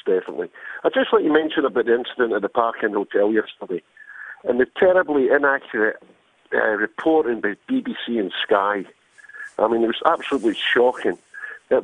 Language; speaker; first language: English; native; English